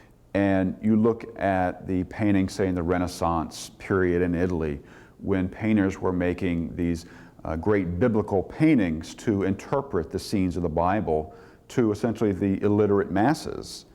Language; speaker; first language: English; native; English